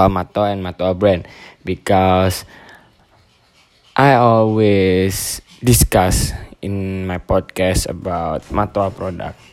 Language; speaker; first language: English; non-native, learner; Indonesian